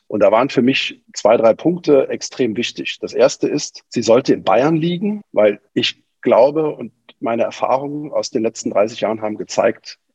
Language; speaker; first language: German; native; German